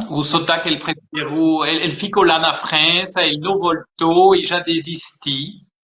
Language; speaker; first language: Portuguese; early bilingual, heritage; French